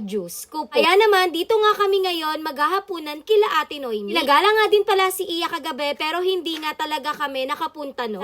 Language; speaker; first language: Filipino; native; Filipino